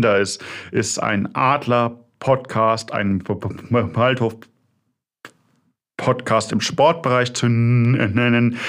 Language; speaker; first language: German; native; German